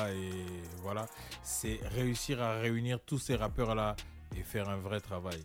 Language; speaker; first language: French; native; French